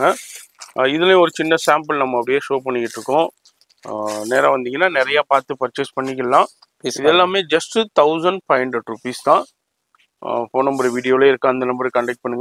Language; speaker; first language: Tamil; native; Tamil